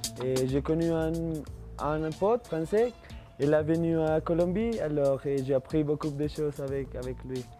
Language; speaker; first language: French; non-native, learner; Spanish